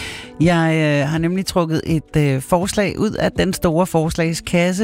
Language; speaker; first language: Danish; native; Danish